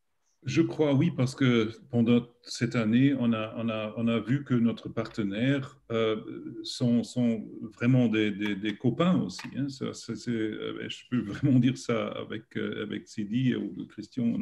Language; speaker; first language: French; non-native, learner; German